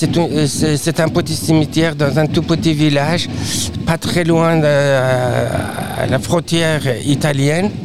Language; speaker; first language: French; non-native, fluent; Persian